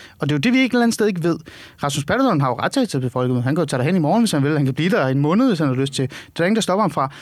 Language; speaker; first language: Danish; early bilingual, other home language; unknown